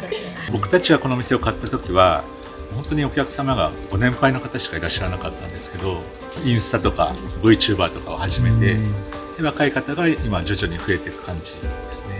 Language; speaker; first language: Japanese; native; Japanese